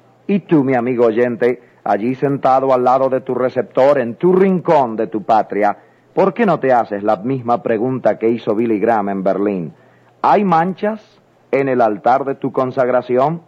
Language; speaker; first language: Spanish; native; Spanish